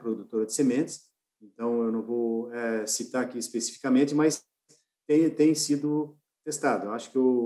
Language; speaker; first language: Portuguese; native; Portuguese